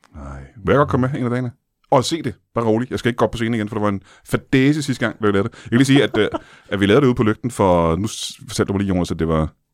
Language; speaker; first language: Danish; native; Danish